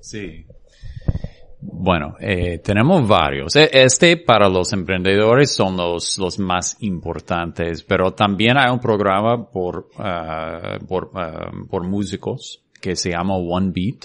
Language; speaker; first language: Spanish; non-native, fluent; English